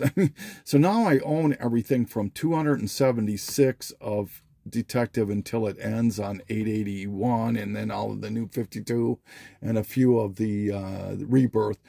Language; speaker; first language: English; native; English